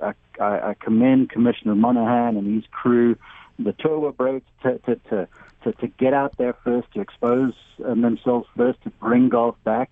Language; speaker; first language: English; native; English